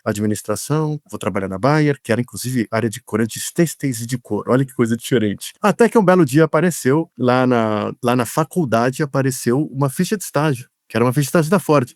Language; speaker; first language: Portuguese; native; Portuguese